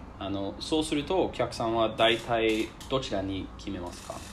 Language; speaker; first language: Japanese; non-native, learner; English